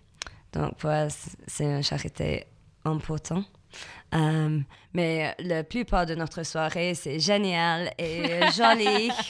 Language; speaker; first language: French; non-native, learner; English